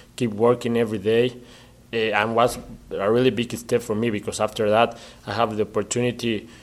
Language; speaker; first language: English; non-native, learner; Spanish